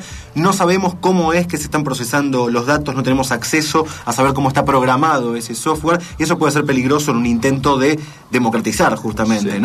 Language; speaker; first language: Spanish; native; Spanish